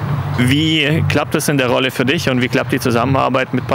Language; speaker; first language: German; native; German